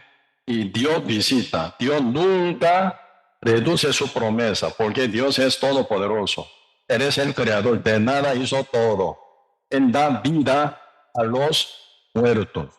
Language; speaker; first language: Spanish; non-native, learner; Korean